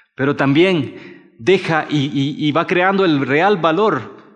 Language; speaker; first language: Spanish; native; Spanish